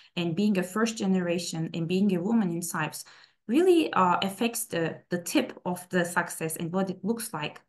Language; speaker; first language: English; non-native, fluent; Turkish